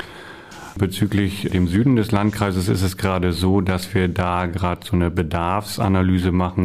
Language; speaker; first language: German; native; German